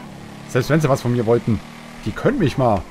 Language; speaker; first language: German; native; German